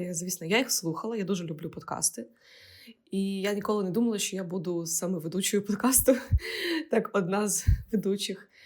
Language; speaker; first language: Ukrainian; non-native, local second language; Russian